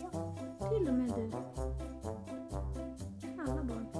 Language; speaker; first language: Swedish; native; Swedish